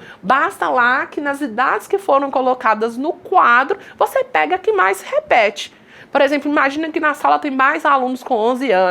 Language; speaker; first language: Portuguese; native; Portuguese